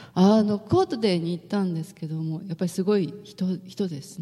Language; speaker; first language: Japanese; native; Japanese